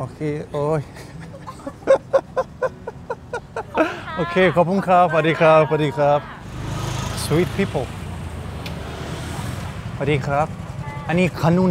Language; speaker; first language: Thai; non-native, learner; Russian